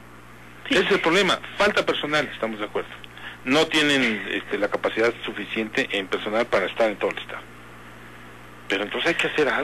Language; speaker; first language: Spanish; native; Spanish